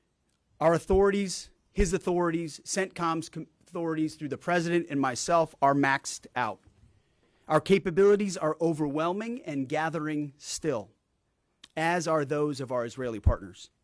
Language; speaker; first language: English; native; English